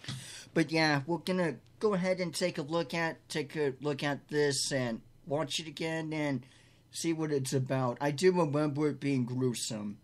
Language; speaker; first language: English; native; English